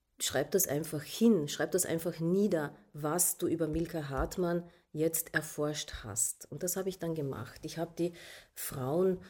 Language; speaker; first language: German; non-native, local second language; Slovenian